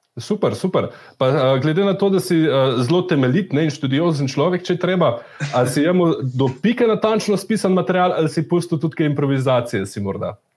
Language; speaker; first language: Slovenian; native; Slovenian